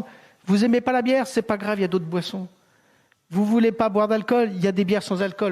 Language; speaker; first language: French; native; French